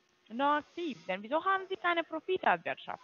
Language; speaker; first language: German; non-native, fluent; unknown